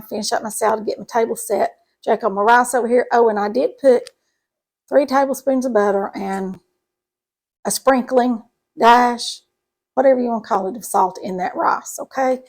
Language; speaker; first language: English; native; English